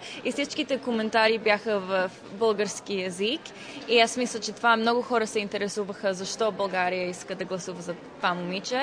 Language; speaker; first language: Bulgarian; early bilingual, heritage; Bulgarian